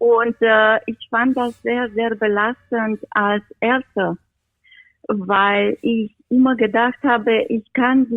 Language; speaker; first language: German; non-native, fluent; Romanian